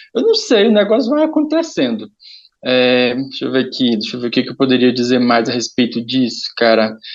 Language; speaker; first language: Portuguese; native; Portuguese